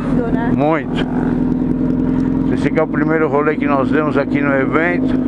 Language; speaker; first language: Portuguese; native; Portuguese